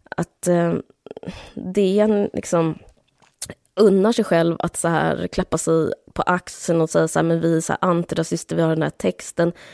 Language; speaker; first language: Swedish; native; Swedish